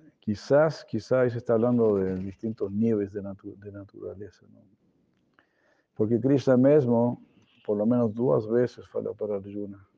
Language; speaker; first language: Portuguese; non-native, fluent; Spanish